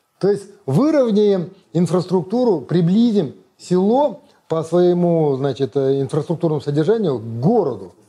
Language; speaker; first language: Russian; non-native, local second language; Kazakh